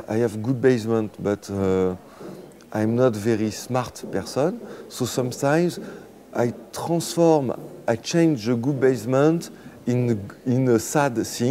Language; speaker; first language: English; non-native, fluent; French